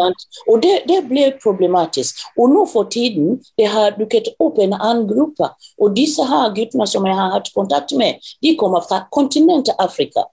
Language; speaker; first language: Norwegian; non-native, fluent; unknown